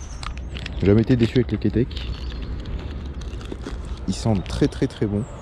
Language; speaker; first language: French; native; French